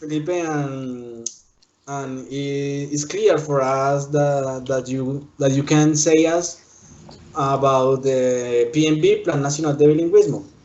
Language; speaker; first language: English; non-native, learner; Spanish